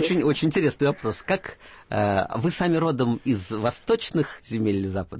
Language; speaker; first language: Russian; native; Russian